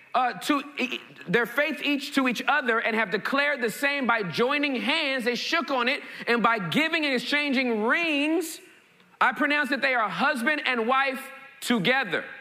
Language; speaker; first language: English; native; English